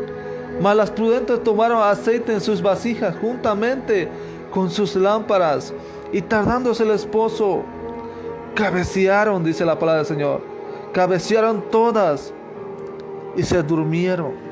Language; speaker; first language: Spanish; native; Spanish